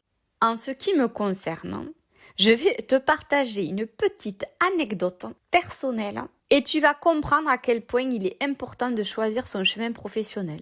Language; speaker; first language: French; native; French